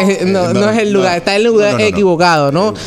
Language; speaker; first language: Spanish; native; Spanish